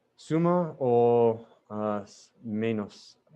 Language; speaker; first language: Spanish; non-native, learner; English